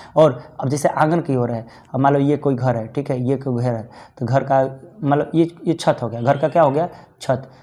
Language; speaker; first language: Hindi; native; Hindi